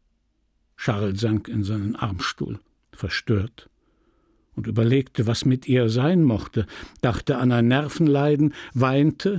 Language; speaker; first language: German; native; German